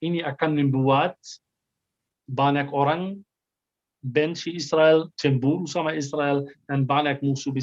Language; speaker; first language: Indonesian; non-native, fluent; Arabic